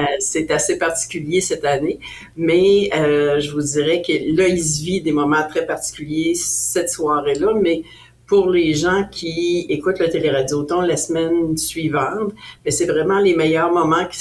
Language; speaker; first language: French; native; French